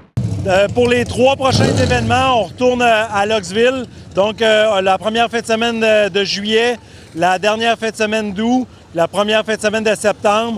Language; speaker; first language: French; native; French